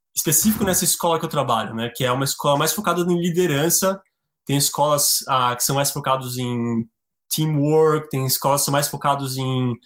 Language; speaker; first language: Portuguese; native; Portuguese